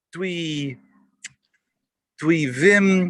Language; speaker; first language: Welsh; non-native, learner; English